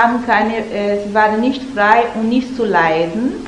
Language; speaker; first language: German; non-native, learner; Portuguese